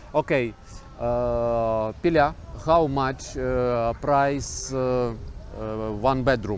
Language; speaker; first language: English; non-native, learner; Ukrainian